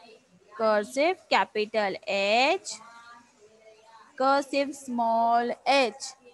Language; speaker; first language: English; non-native, local second language; Hindi